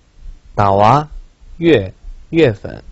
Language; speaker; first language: Chinese; non-native, local second language; Tibetan